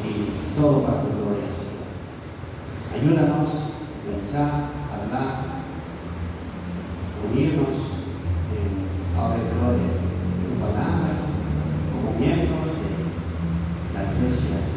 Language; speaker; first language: Spanish; non-native, fluent; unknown